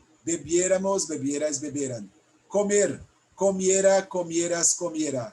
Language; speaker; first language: Spanish; non-native, fluent; Portuguese